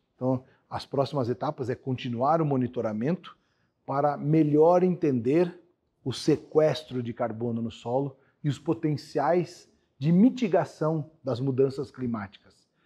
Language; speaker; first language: Portuguese; native; Portuguese